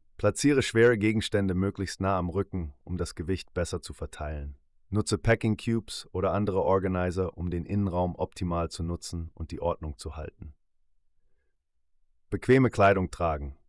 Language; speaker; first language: German; native; German